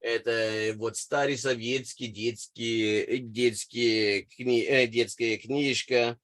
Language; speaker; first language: Russian; non-native, fluent; English